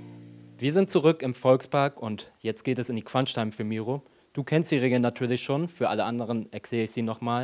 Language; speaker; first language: German; native; German